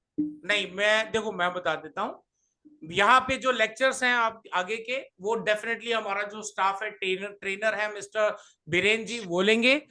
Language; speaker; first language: Hindi; native; Hindi